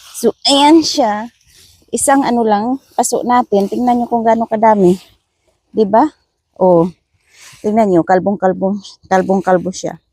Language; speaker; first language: Filipino; non-native, local second language; Masbatenyo